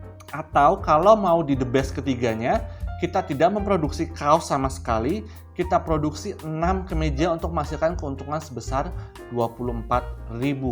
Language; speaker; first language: Indonesian; native; Indonesian